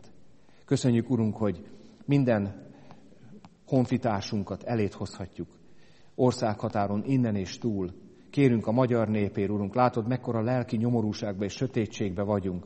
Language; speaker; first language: Hungarian; native; Hungarian